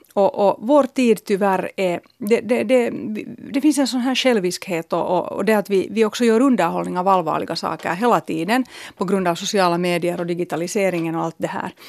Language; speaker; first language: Swedish; native; Swedish